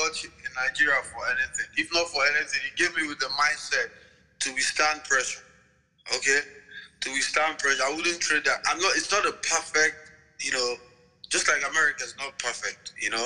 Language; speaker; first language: English; non-native, local second language; Igbo